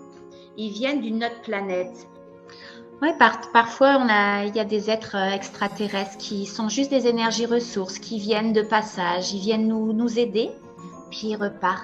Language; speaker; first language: French; native; French